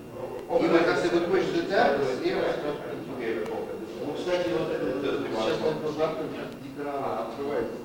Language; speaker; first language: Russian; native; Russian